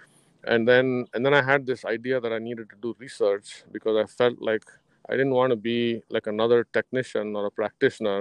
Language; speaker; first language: English; non-native, local second language; Kannada